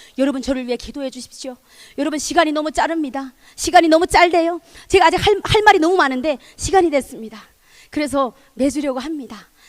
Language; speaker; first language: Korean; native; Korean